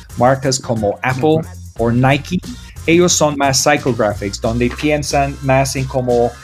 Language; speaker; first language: Spanish; non-native, learner; English